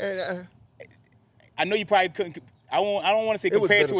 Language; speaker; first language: English; native; English